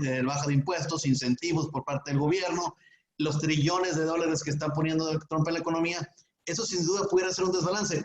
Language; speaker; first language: Spanish; native; Spanish